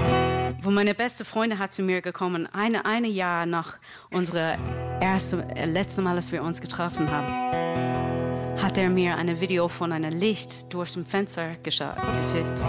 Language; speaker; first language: German; non-native, learner; English